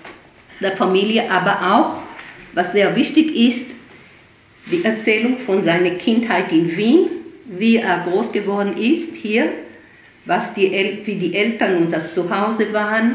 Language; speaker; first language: German; early bilingual, heritage; German